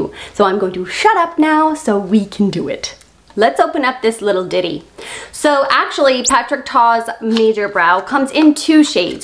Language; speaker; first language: English; native; English